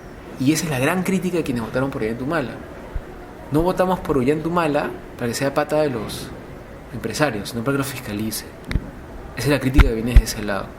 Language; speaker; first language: Spanish; native; Spanish